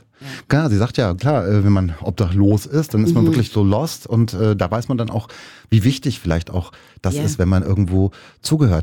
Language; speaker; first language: German; native; German